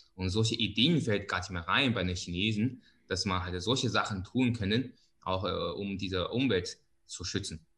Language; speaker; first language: German; non-native, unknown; Chinese